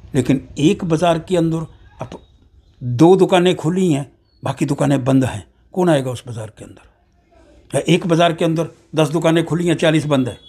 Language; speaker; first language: Hindi; non-native, local second language; Dogri